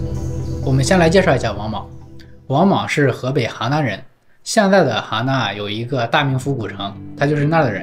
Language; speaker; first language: Chinese; native; Chinese